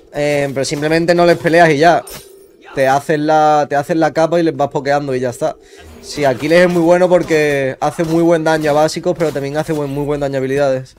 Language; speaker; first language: Spanish; native; Spanish